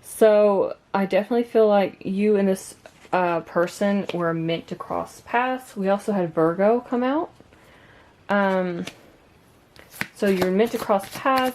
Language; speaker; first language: English; native; English